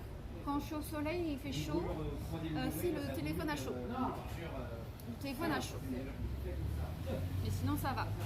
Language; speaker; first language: French; native; French